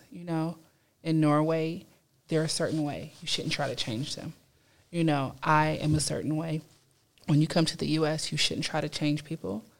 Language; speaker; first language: English; native; English